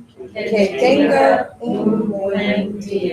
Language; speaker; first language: Spanish; non-native, learner; English